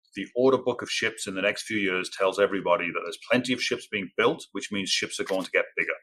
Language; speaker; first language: English; native; English